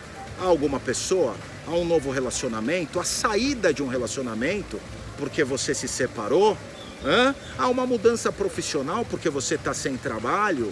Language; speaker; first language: Portuguese; native; Portuguese